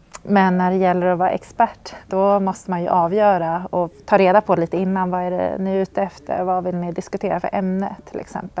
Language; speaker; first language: Swedish; native; Swedish